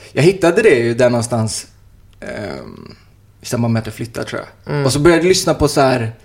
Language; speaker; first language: Swedish; native; Swedish